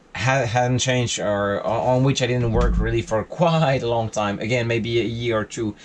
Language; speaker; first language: English; non-native, fluent; French